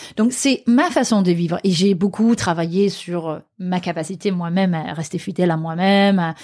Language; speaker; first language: French; non-native, fluent; Danish